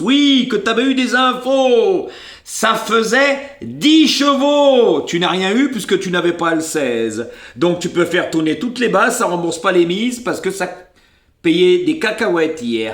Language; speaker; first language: French; native; French